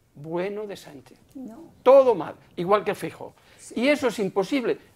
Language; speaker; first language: Spanish; native; Spanish